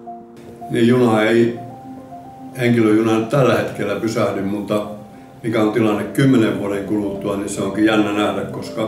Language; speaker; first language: Finnish; native; Finnish